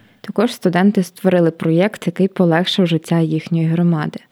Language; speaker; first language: Ukrainian; native; Ukrainian